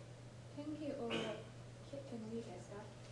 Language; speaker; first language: Japanese; non-native, learner; English